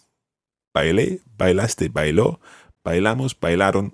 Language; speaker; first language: Spanish; non-native, fluent; English